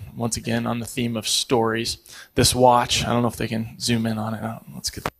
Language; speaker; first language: English; native; English